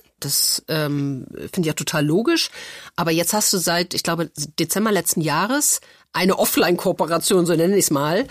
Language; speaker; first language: German; native; German